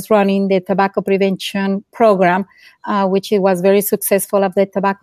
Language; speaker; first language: English; non-native, fluent; Spanish